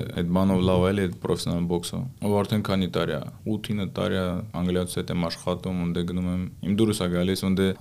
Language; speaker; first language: Armenian; early bilingual, heritage; Armenian